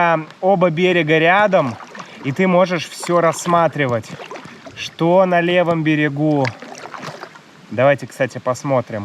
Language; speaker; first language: Russian; native; Russian